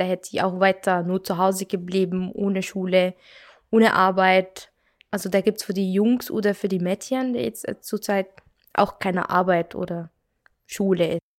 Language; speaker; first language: German; non-native, learner; Arabic